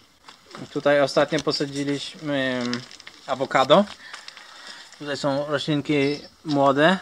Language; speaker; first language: Polish; early bilingual, heritage; Polish